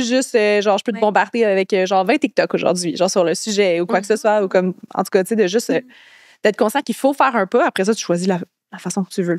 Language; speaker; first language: French; native; French